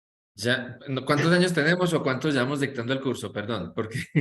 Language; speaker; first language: Spanish; native; Spanish